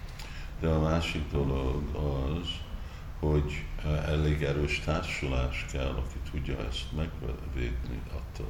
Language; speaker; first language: Hungarian; early bilingual, heritage; Hungarian